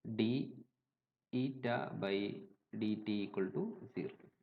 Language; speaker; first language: English; non-native, local second language; Malayalam